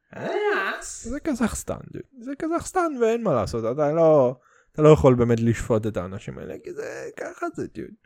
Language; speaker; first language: Hebrew; early bilingual, other home language; Russian